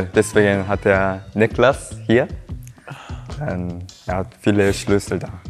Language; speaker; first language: German; non-native, learner; Korean